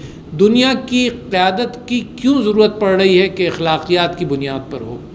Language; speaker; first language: Urdu; native; Urdu